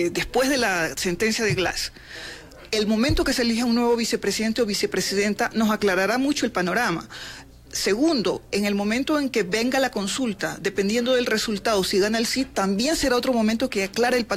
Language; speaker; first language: Spanish; native; Spanish